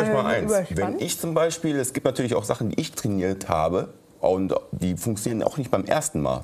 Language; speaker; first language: German; native; German